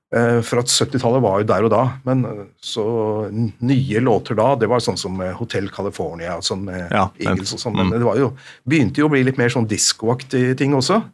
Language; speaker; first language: Norwegian; native; Norwegian